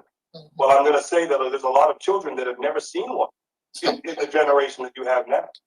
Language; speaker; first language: English; native; English